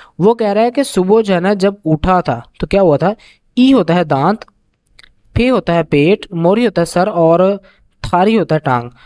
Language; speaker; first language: Urdu; native; Urdu